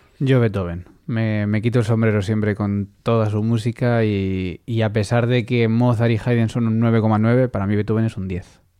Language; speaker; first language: Spanish; native; Spanish